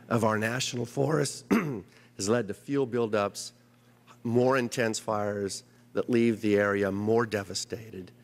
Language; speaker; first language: English; native; English